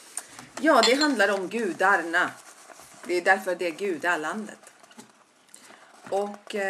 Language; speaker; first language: Swedish; non-native, fluent; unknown